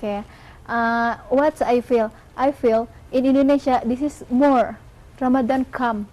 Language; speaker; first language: English; non-native, learner; Indonesian